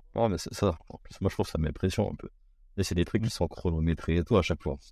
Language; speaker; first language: French; native; French